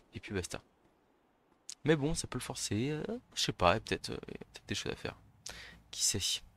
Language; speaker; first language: French; native; French